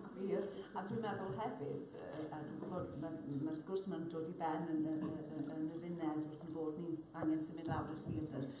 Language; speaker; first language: Welsh; native; Welsh